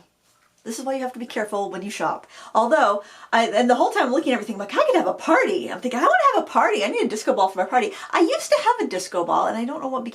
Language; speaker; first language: English; native; English